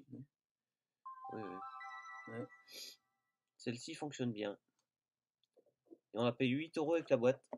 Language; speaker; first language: French; native; French